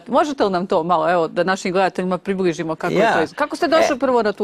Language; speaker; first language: Serbian; native; Serbian